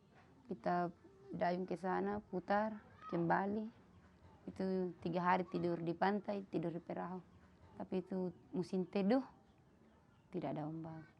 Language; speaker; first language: Indonesian; non-native, local second language; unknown